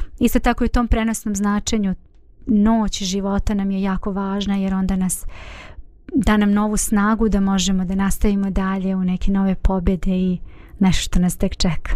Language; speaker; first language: Bosnian; native; Bosnian